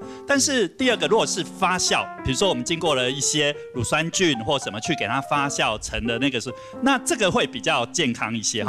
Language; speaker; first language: Chinese; native; Chinese